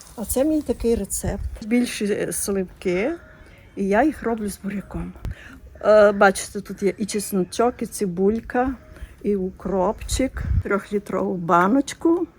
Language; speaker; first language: Ukrainian; non-native, local second language; Hungarian